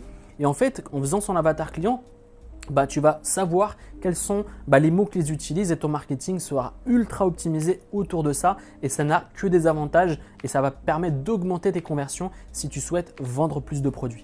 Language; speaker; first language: French; native; French